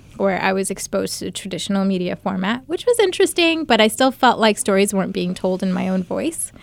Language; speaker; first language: English; early bilingual, other home language; Bangla